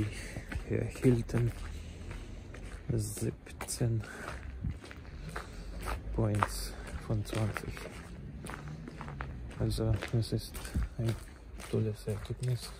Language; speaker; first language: German; non-native, learner; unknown